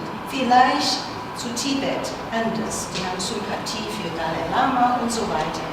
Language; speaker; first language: German; non-native, fluent; Chinese